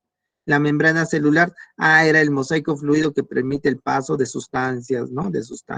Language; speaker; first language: Spanish; native; Spanish